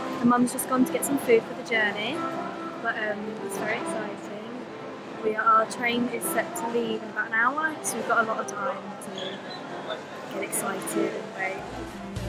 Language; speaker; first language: English; native; English